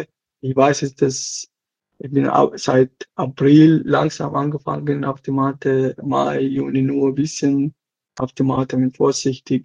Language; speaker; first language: German; non-native, learner; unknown